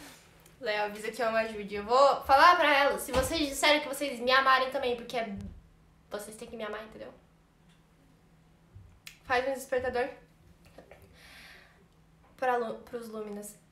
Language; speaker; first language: Portuguese; native; Portuguese